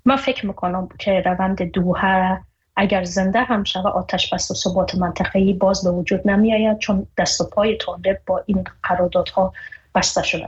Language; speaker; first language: Persian; native; Persian